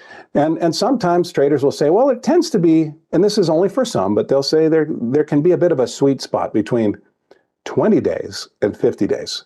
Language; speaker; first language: English; native; English